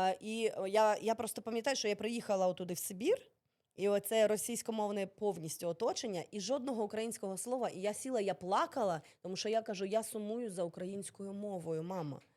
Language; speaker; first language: Ukrainian; early bilingual, other home language; Russian